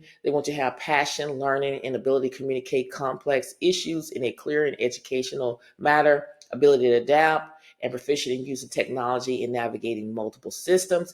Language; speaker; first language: English; native; English